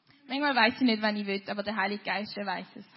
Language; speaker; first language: German; native; German